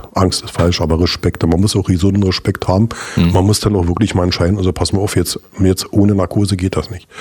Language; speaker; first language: German; native; German